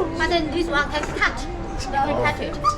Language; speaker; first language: English; non-native, learner; Chinese